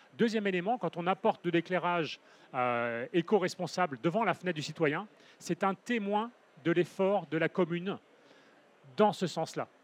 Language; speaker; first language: French; native; French